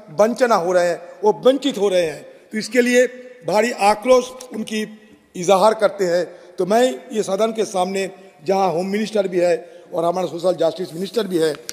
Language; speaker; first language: Hindi; native; Hindi